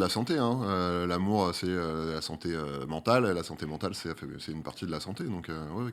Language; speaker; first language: French; native; French